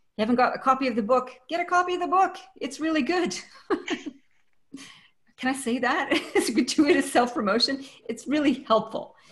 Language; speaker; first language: English; native; English